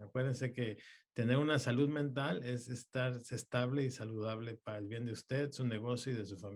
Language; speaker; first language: Spanish; native; Spanish